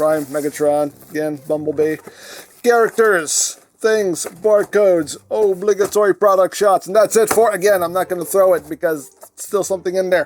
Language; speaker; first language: English; native; English